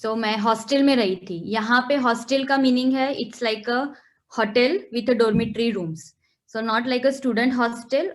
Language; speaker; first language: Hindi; non-native, local second language; Gujarati